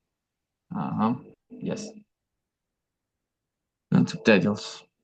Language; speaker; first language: English; non-native, learner; Spanish